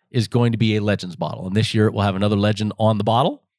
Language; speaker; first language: English; native; English